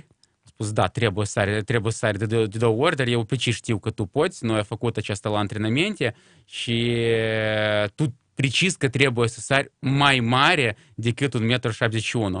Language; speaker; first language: Romanian; non-native, local second language; Russian